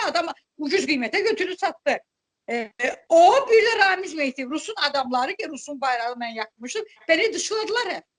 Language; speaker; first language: Turkish; non-native, fluent; Azerbaijani